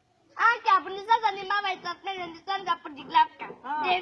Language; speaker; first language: Turkish; native; Turkish